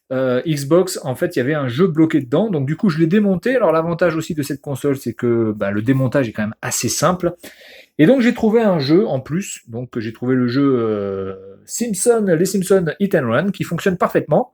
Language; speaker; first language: French; native; French